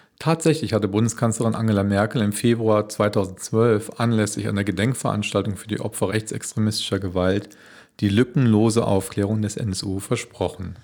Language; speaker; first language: German; native; German